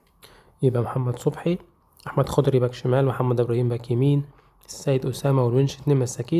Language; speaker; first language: Arabic; native; Arabic